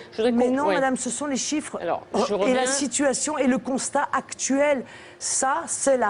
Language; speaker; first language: French; native; French